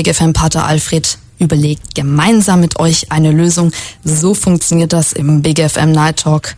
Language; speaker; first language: German; native; German